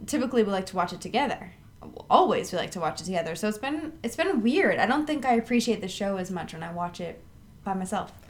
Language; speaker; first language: English; native; English